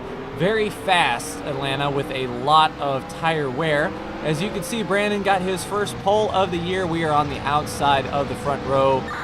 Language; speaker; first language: English; native; English